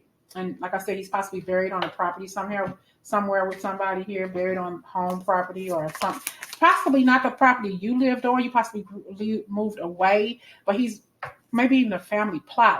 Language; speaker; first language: English; native; English